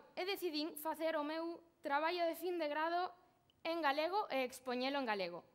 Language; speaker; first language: Galician; non-native, local second language; Spanish